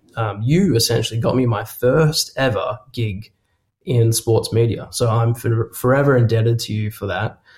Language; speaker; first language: English; native; English